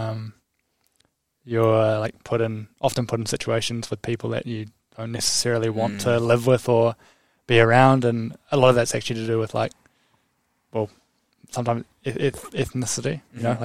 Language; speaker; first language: English; native; English